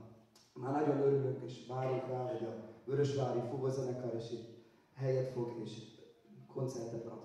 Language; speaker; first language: Hungarian; non-native, learner; German